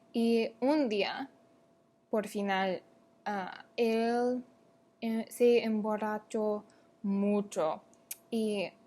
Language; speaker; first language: Spanish; non-native, learner; English